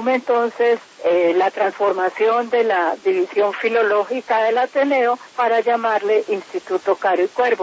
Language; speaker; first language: Spanish; native; Spanish